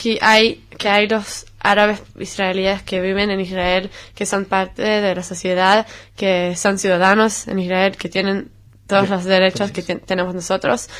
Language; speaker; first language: Spanish; non-native, fluent; Hebrew